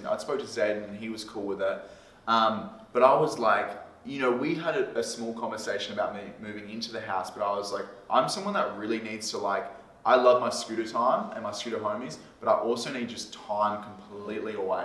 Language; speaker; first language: English; native; English